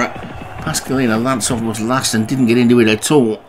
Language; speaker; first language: English; native; English